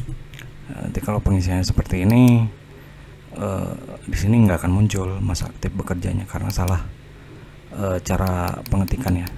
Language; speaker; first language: Indonesian; native; Indonesian